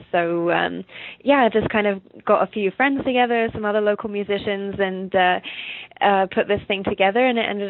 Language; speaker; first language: English; native; English